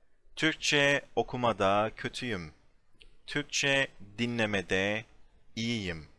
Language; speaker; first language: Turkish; non-native, fluent; English